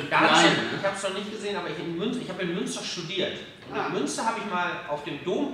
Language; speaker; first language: German; native; German